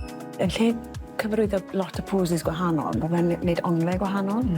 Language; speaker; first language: Welsh; native; Welsh